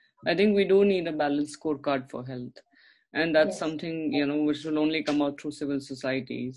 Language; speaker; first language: English; non-native, local second language; Hindi